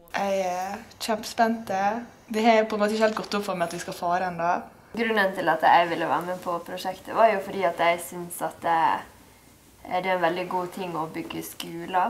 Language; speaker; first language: Norwegian; native; Norwegian